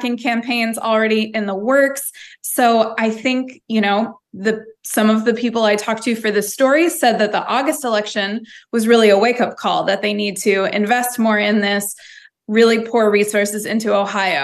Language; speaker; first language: English; native; English